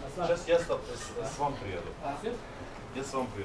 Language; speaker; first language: Russian; non-native, learner; Turkish